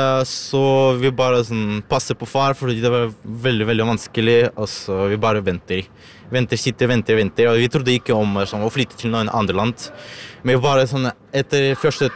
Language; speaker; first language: Norwegian; non-native, learner; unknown